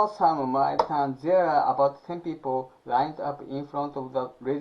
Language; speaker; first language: English; non-native, learner; Japanese